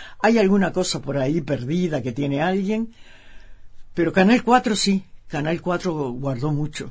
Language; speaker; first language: Spanish; native; Spanish